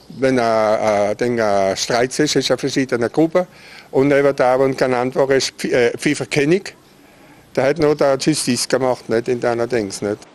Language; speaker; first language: German; non-native, local second language; Swiss German